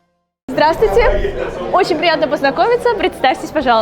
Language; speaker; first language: Russian; native; Russian